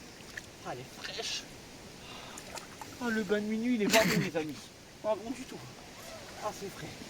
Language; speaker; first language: French; native; French